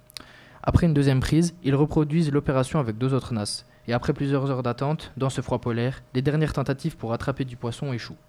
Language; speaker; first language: French; native; French